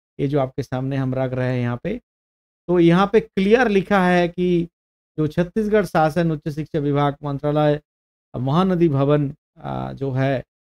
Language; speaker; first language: Hindi; non-native, local second language; Bangla